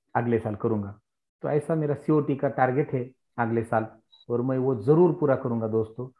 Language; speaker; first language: Hindi; non-native, local second language; Marathi